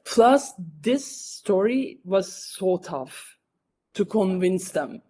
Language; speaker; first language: English; non-native, fluent; Turkish